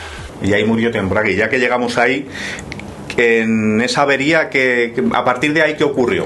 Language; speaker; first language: Spanish; native; Spanish